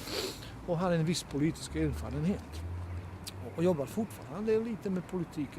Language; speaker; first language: Swedish; non-native, fluent; Bosnian